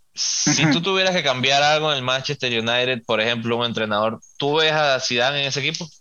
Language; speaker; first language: Spanish; native; Spanish